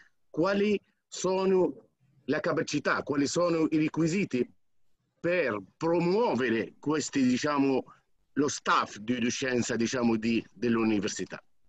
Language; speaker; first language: Italian; non-native, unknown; Arabic